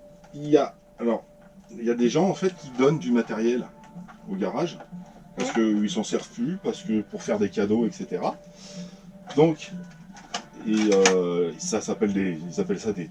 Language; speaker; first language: French; native; French